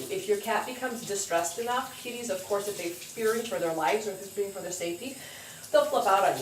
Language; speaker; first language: English; native; English